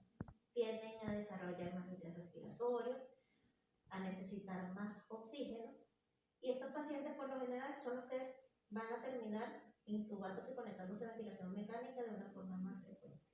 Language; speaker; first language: Spanish; native; Spanish